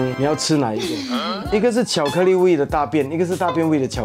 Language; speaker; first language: Chinese; native; Chinese